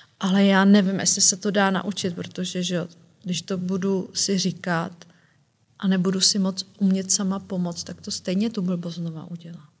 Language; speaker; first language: Czech; native; Czech